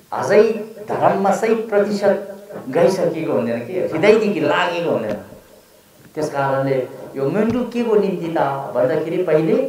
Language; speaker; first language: Nepali; non-native, local second language; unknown